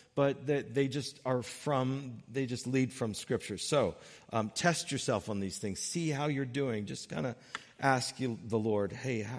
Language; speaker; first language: English; native; English